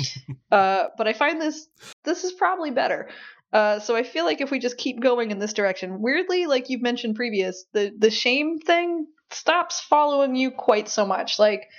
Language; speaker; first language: English; native; English